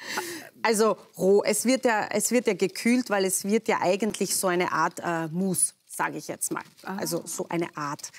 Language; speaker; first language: German; native; German